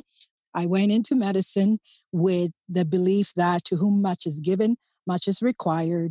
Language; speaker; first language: English; non-native, local second language; Akan